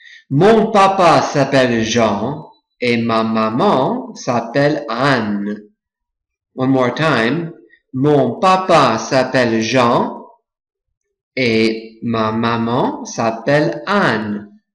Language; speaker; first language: French; non-native, fluent; English